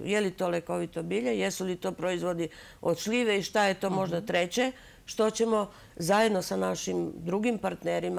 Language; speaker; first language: Serbian; native; Serbian